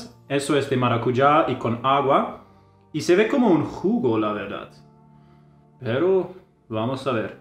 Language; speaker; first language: Spanish; non-native, fluent; German